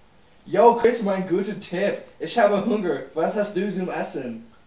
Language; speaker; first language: German; non-native, learner; English